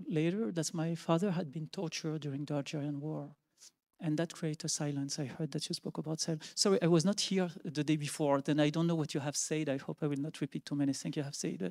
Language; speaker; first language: English; non-native, fluent; French